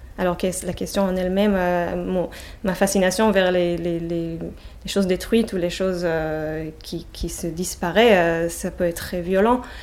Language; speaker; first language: French; non-native, fluent; Hebrew